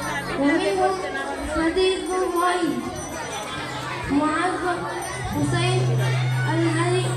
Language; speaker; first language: Arabic; non-native, learner; Bangla